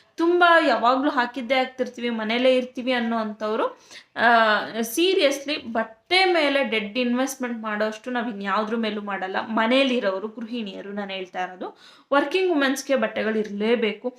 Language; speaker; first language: Kannada; native; Kannada